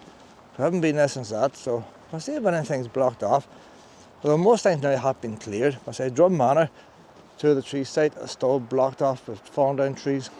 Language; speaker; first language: English; native; English